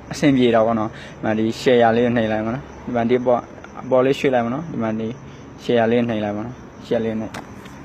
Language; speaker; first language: Burmese; native; Burmese